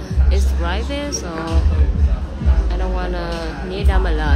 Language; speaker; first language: English; non-native, learner; Vietnamese